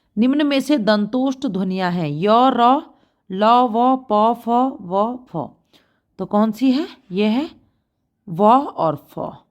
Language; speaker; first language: Hindi; native; Hindi